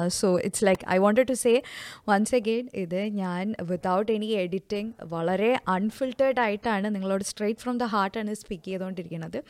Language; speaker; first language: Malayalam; early bilingual, heritage; Malayalam